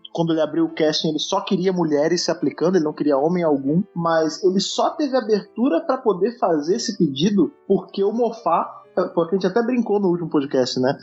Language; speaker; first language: Portuguese; native; Portuguese